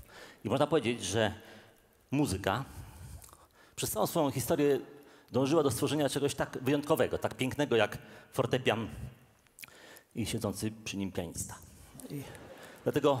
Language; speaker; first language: Polish; native; Polish